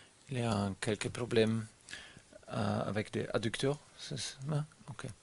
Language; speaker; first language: French; non-native, learner; German